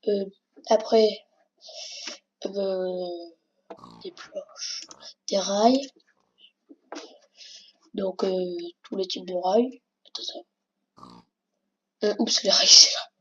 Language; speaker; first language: French; native; French